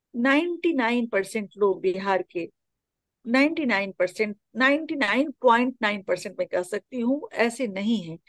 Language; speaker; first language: Hindi; native; Hindi